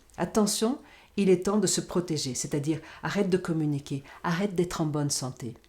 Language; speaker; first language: French; non-native, fluent; Portuguese